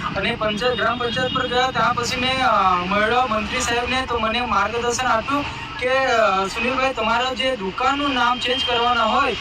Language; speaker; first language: Gujarati; non-native, local second language; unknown